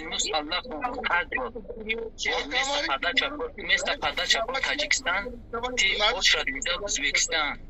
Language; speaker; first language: Russian; non-native, learner; Tajik